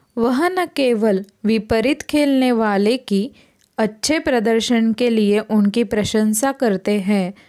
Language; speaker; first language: Hindi; non-native, local second language; Marathi